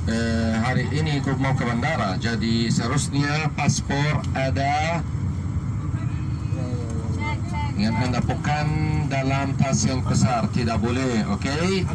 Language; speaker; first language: Indonesian; non-native, learner; Arabic